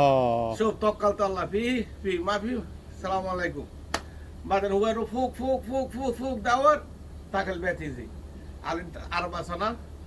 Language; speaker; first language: Arabic; non-native, learner; Bangla